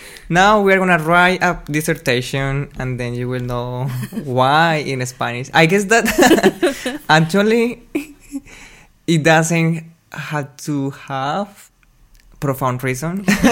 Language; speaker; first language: English; non-native, fluent; Spanish